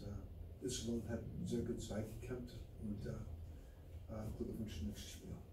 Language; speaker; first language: German; non-native, learner; English